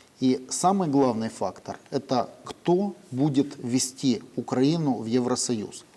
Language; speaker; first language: Russian; native; Russian